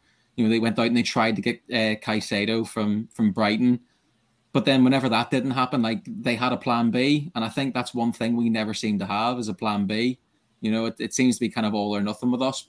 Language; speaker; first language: English; native; English